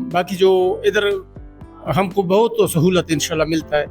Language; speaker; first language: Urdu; non-native, local second language; Pashto